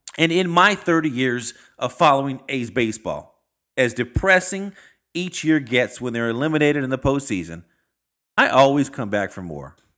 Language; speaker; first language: English; native; English